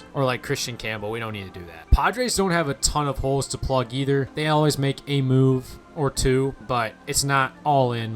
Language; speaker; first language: English; native; English